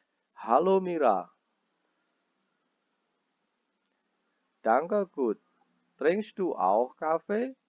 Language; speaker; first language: German; non-native, fluent; Indonesian